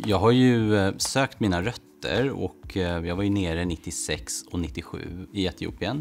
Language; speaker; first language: Swedish; native; Swedish